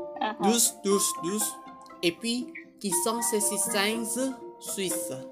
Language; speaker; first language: French; non-native, fluent; Indonesian